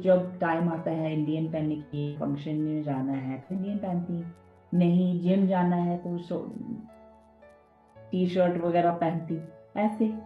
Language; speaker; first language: Hindi; non-native, fluent; English